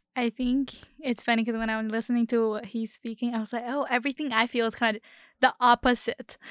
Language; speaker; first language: English; non-native, fluent; Chinese